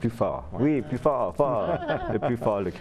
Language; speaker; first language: French; non-native, learner; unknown